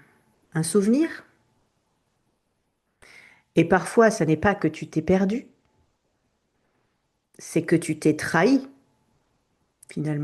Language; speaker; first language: French; native; French